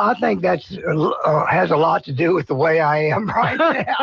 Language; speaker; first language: English; native; English